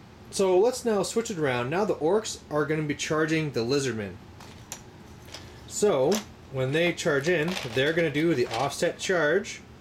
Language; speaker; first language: English; native; English